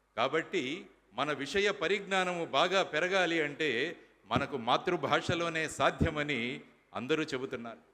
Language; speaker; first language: Telugu; native; Telugu